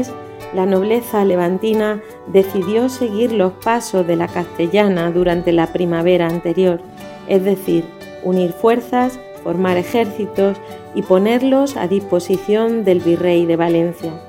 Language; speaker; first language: Spanish; native; Spanish